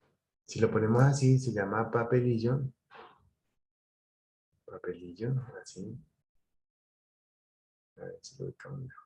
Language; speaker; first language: Spanish; native; Spanish